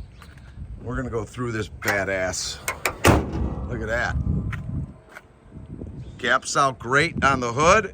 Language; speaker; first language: English; native; English